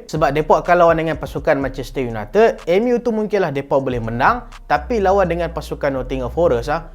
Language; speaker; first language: Malay; native; Malay